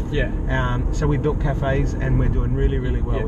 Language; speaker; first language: English; native; English